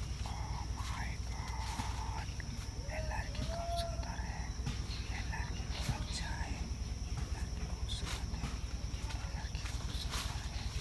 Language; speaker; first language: Hindi; non-native, learner; Bangla